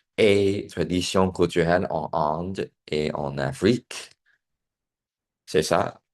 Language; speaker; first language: French; non-native, learner; English